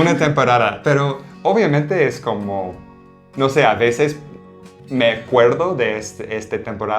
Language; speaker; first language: Spanish; non-native, fluent; English